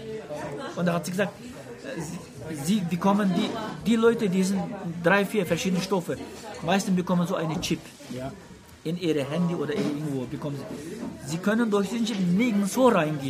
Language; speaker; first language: German; non-native, learner; Uyghur